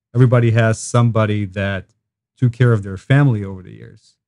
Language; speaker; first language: English; non-native, fluent; Hebrew